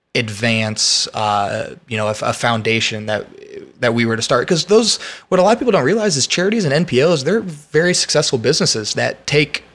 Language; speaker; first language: English; native; English